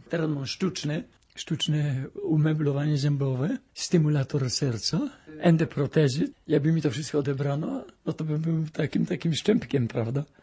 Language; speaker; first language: Polish; native; Polish